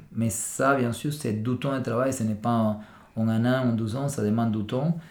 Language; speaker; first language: French; non-native, fluent; Spanish